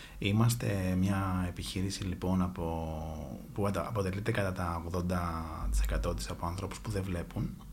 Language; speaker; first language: Greek; native; Greek